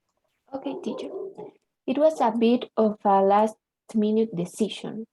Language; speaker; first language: English; non-native, learner; Spanish